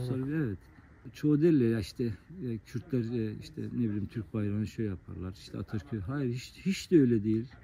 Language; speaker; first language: Turkish; non-native, local second language; Kurdish